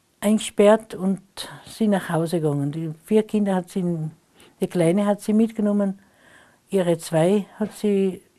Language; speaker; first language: German; non-native, local second language; Slovenian